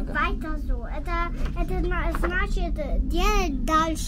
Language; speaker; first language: Russian; early bilingual, heritage; Russian